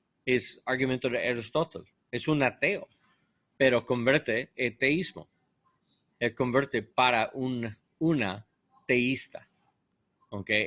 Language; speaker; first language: Spanish; non-native, learner; English